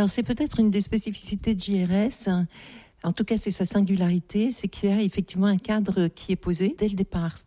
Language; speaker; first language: French; native; French